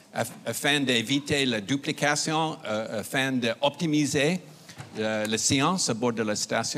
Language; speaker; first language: French; non-native, fluent; English